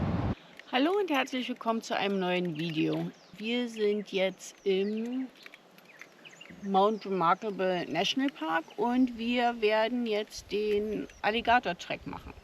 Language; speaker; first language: German; native; German